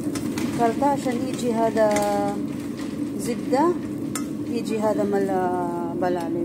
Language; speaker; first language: Arabic; non-native, learner; Filipino